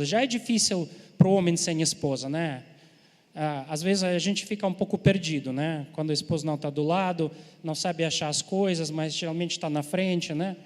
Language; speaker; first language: Portuguese; non-native, fluent; Ukrainian